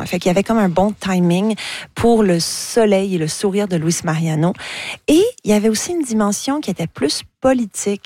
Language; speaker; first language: French; native; French